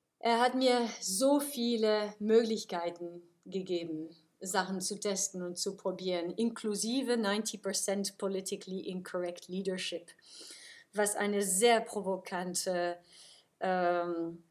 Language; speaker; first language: German; non-native, fluent; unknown